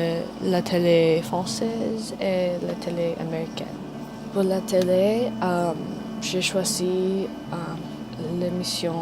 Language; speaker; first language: French; non-native, learner; English